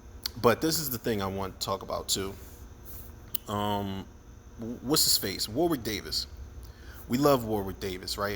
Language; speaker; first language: English; native; English